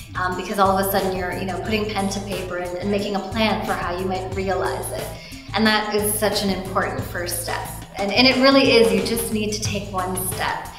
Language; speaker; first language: English; native; English